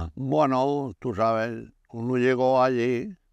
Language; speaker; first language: Spanish; native; Spanish